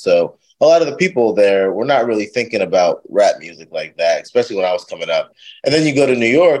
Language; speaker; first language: English; native; English